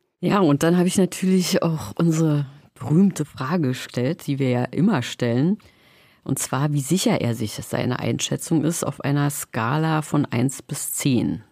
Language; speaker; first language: German; native; German